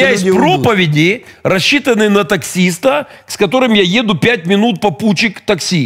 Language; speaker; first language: Russian; native; Russian